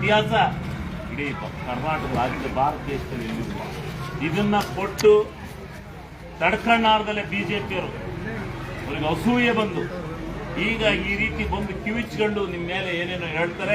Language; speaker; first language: Kannada; native; Kannada